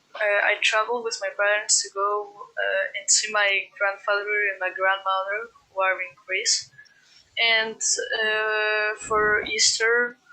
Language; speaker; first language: English; non-native, fluent; Greek